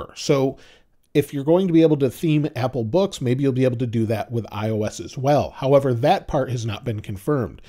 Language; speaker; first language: English; native; English